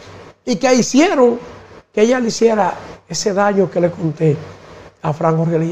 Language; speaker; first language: Spanish; native; Spanish